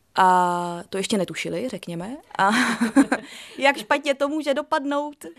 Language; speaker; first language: Czech; native; Czech